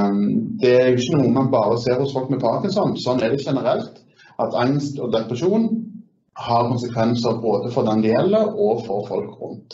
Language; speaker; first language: Norwegian; native; Norwegian